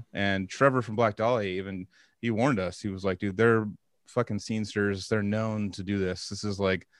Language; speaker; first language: English; native; English